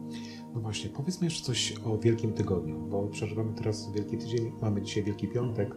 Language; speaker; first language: Polish; native; Polish